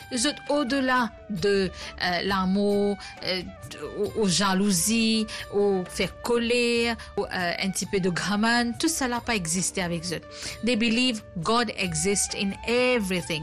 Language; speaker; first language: French; native; French